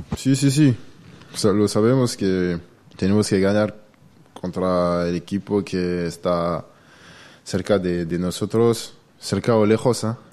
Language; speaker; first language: Spanish; non-native, learner; French